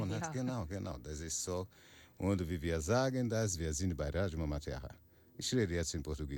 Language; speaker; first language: German; non-native, learner; Portuguese